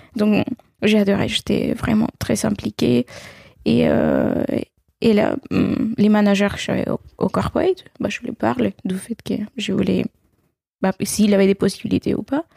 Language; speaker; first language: French; non-native, fluent; Spanish